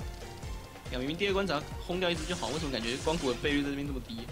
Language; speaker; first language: Chinese; native; Chinese